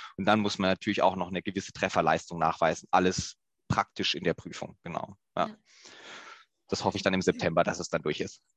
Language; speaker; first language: German; native; German